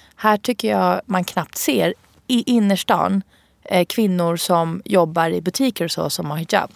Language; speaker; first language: Swedish; early bilingual, other home language; Persian